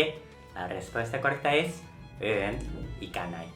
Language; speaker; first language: Spanish; non-native, local second language; Japanese